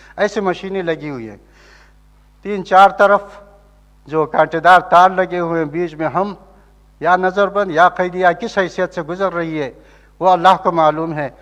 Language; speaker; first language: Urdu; non-native, local second language; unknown